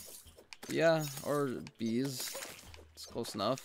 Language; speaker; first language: English; native; English